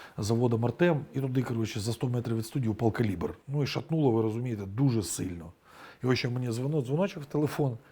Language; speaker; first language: Ukrainian; non-native, local second language; Russian